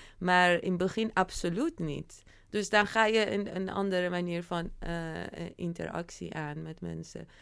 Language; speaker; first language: Dutch; non-native, fluent; Persian